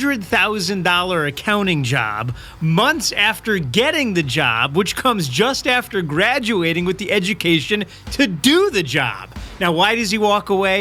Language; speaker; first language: English; native; English